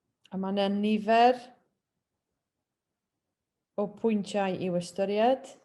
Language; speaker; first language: Welsh; native; Welsh